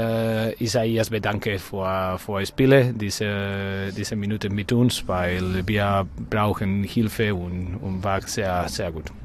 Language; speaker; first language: German; non-native, learner; Spanish